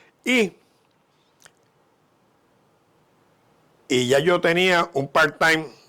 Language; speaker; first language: Spanish; native; Spanish